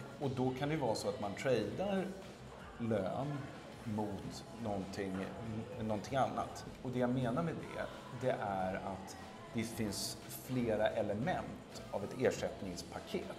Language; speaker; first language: Swedish; native; Swedish